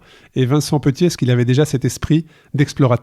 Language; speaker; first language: French; native; French